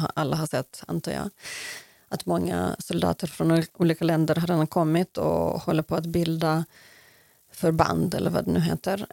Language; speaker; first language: Swedish; non-native, fluent; Ukrainian